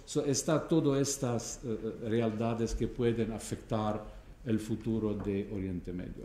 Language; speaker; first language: Spanish; non-native, fluent; Arabic